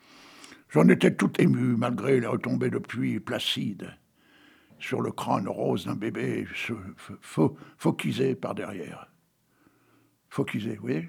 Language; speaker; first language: French; native; French